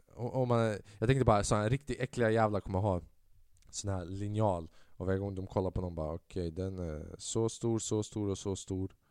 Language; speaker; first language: Swedish; early bilingual, other home language; Albanian